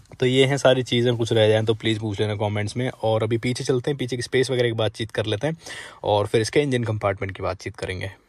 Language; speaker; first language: Hindi; native; Hindi